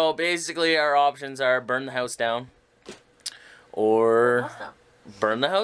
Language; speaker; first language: English; native; English